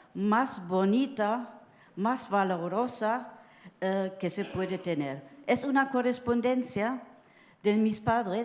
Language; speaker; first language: Spanish; early bilingual, heritage; Spanish